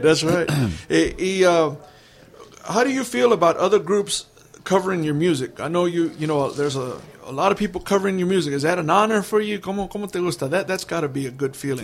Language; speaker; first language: English; early bilingual, other home language; Spanish